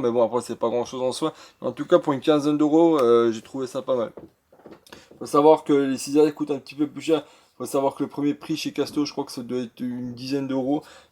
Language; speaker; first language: French; native; French